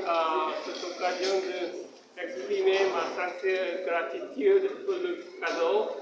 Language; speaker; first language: French; non-native, fluent; Korean